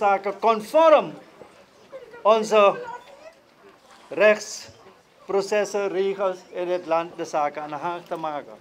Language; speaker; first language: Dutch; native; Dutch